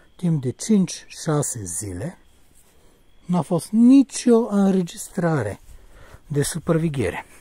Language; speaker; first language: Romanian; non-native, fluent; Bulgarian